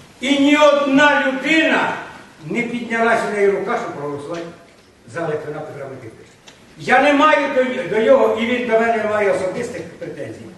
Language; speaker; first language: Ukrainian; native; Ukrainian